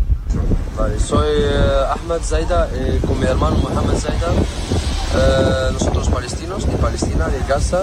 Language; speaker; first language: Spanish; non-native, learner; Arabic